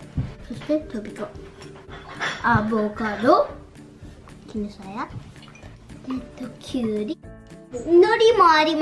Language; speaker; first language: Japanese; early bilingual, heritage; Japanese